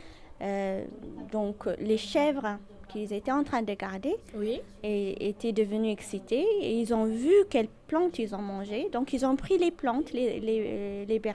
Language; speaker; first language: French; non-native, fluent; Amharic